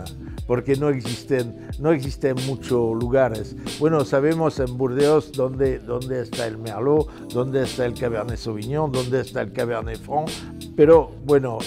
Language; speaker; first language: Spanish; non-native, fluent; French